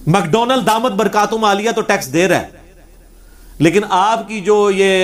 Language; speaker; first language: Urdu; non-native, local second language; Punjabi